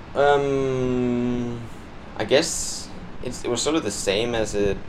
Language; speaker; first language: English; non-native, fluent; Danish